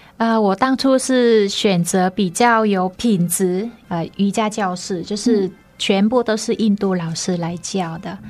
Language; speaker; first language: Chinese; non-native, fluent; Vietnamese